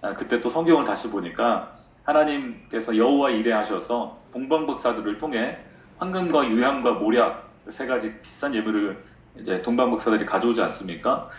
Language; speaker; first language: Korean; native; Korean